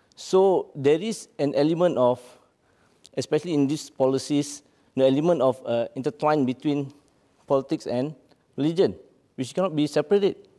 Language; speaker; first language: English; non-native, local second language; Malay